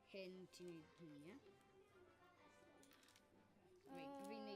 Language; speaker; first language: Welsh; non-native, local second language; English